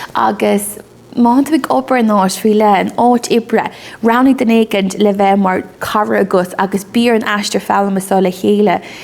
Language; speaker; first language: Irish; native; Irish